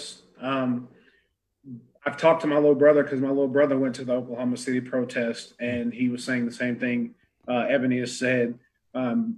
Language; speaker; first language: English; native; English